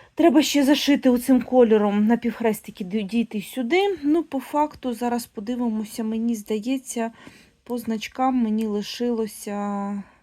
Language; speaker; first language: Ukrainian; non-native, local second language; Russian